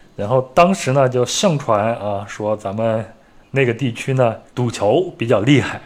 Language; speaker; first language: Chinese; native; Chinese